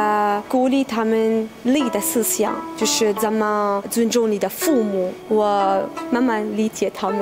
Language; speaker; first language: Chinese; non-native, fluent; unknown